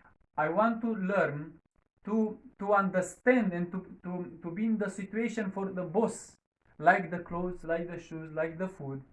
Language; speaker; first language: English; non-native, learner; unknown